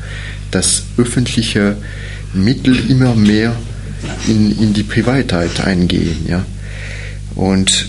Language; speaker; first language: German; non-native, fluent; French